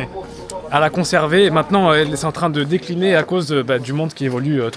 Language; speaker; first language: French; native; French